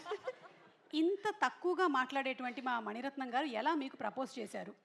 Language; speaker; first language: Telugu; native; Telugu